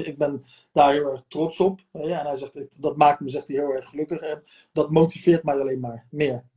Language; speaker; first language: Dutch; early bilingual, other home language; Turkish